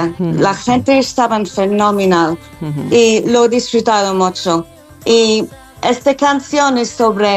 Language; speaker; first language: Spanish; non-native, fluent; English